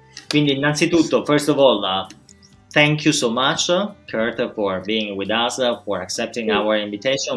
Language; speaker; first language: English; non-native, fluent; Italian